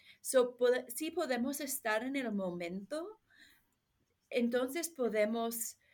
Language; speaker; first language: Spanish; non-native, learner; English